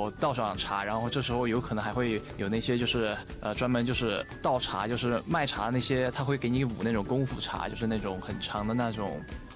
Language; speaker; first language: Chinese; native; Chinese